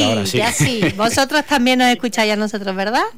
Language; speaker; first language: Spanish; native; Spanish